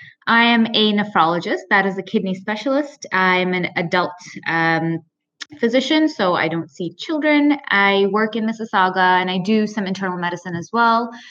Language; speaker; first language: English; early bilingual, other home language; Punjabi